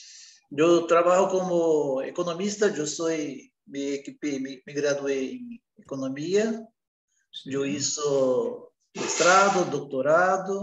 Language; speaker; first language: Spanish; non-native, learner; Portuguese